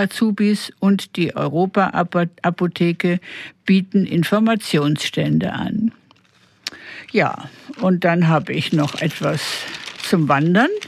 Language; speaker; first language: German; native; German